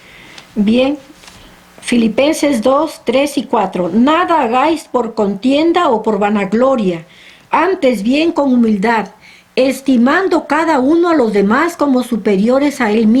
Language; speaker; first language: Spanish; native; Spanish